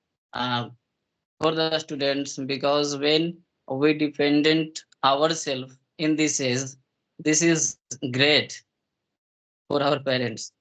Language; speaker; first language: English; non-native, local second language; Hindi